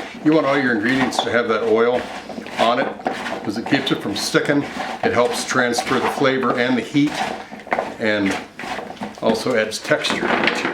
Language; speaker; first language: English; native; English